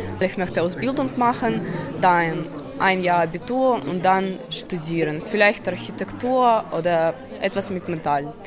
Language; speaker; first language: German; non-native, learner; Ukrainian